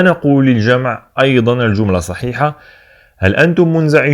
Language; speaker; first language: Arabic; native; Arabic